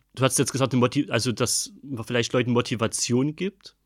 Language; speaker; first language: German; native; German